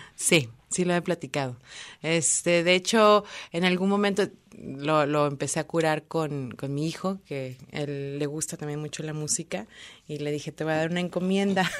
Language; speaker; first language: Spanish; early bilingual, heritage; Spanish